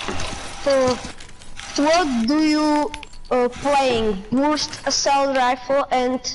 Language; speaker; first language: English; non-native, learner; Slovak